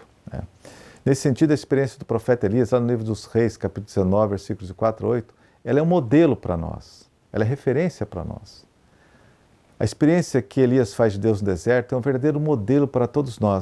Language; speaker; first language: Portuguese; native; Portuguese